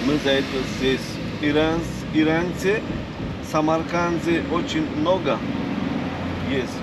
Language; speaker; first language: Russian; non-native, local second language; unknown